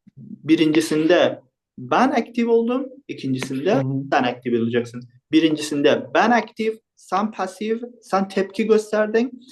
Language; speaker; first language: Turkish; non-native, fluent; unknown